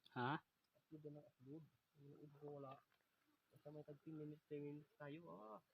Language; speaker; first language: Filipino; native; Filipino